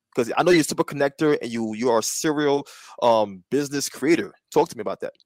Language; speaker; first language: English; native; English